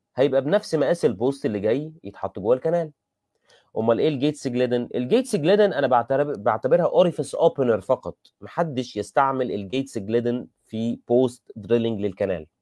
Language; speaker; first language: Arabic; native; Arabic